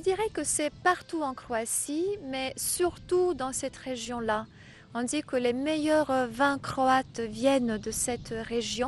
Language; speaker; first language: French; non-native, fluent; Croatian